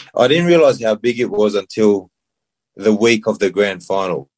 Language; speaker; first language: English; early bilingual, other home language; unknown